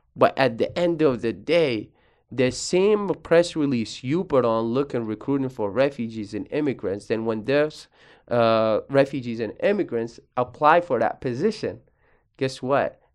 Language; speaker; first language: English; early bilingual, other home language; Arabic